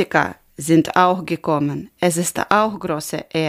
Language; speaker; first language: German; non-native, learner; Ukrainian